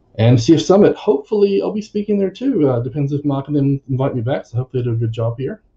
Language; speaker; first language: English; native; English